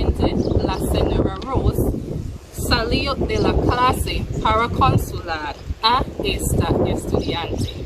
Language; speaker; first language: Spanish; non-native, fluent; English